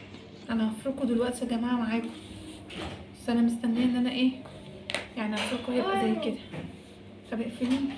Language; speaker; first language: Arabic; native; Arabic